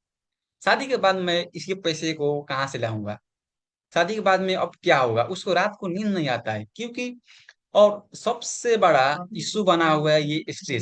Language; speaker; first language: Hindi; non-native, learner; Nepali